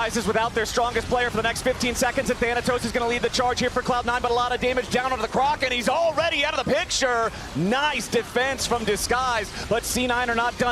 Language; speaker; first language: English; native; English